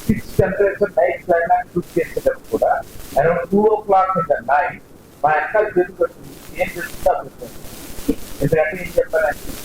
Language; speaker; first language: Telugu; native; Telugu